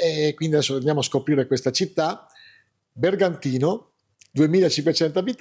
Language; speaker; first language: Italian; native; Italian